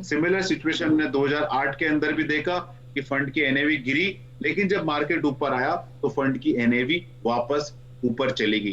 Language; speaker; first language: Hindi; native; Hindi